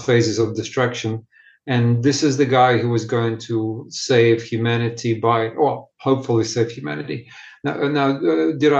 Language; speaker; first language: English; non-native, fluent; Ukrainian